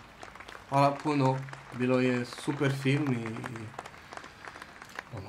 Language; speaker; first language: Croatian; non-native, learner; French